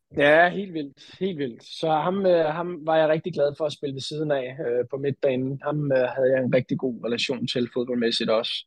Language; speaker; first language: Danish; native; Danish